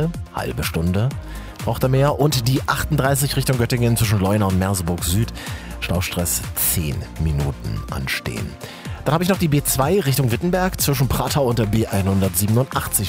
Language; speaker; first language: German; native; German